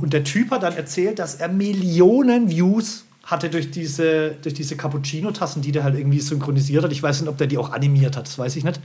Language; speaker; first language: German; native; German